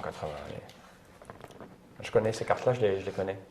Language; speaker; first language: French; native; French